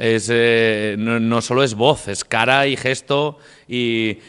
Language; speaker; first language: Spanish; non-native, local second language; Catalan